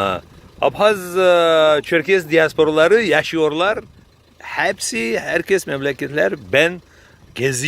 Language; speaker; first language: Turkish; non-native, learner; Abkhazian